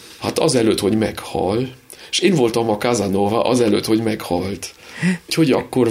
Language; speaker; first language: Hungarian; early bilingual, heritage; Hungarian